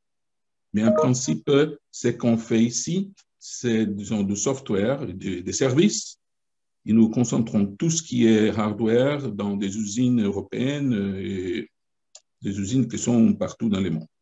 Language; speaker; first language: French; non-native, fluent; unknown